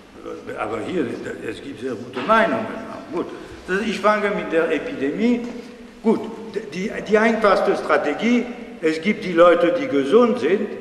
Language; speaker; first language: German; non-native, fluent; French